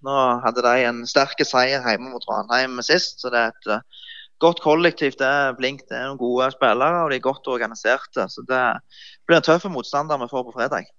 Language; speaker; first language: Norwegian; native; Norwegian